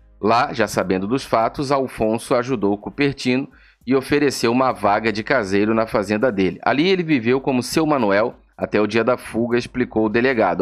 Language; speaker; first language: Portuguese; native; Portuguese